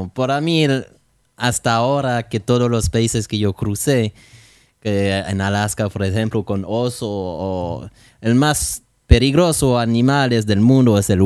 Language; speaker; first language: Spanish; non-native, learner; French